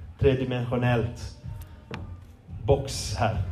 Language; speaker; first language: Swedish; non-native, fluent; Portuguese